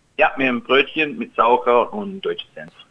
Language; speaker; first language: German; early bilingual, heritage; German